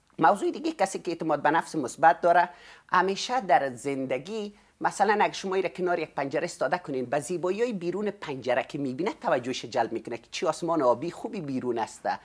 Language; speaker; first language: Persian; native; Persian